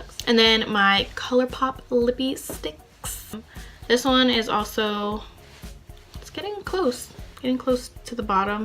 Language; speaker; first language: English; native; English